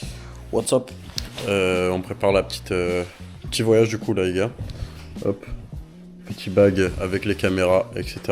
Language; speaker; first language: French; native; French